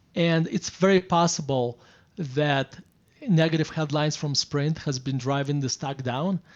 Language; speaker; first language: English; non-native, fluent; Russian